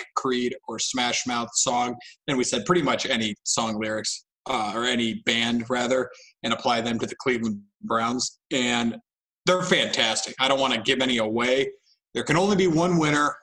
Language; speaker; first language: English; native; English